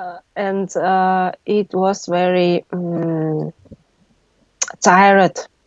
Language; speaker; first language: English; non-native, learner; Russian